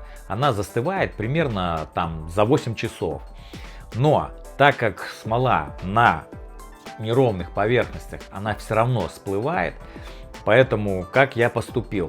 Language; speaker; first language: Russian; native; Russian